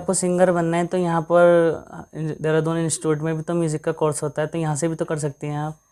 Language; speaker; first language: Hindi; native; Hindi